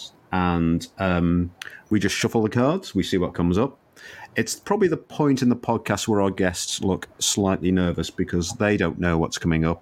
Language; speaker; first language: English; native; English